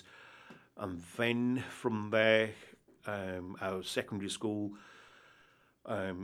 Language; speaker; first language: English; native; English